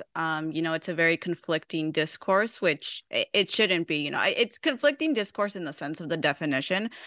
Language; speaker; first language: English; early bilingual, other home language; Spanish